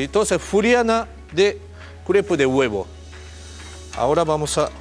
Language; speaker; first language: Spanish; non-native, learner; Japanese